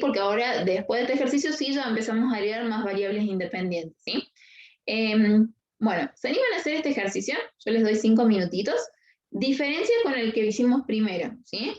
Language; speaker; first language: Spanish; native; Spanish